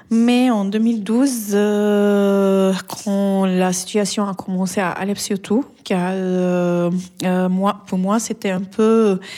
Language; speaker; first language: French; non-native, fluent; Arabic